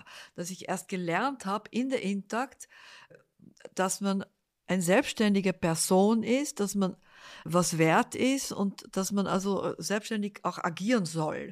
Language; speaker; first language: German; early bilingual, other home language; Dutch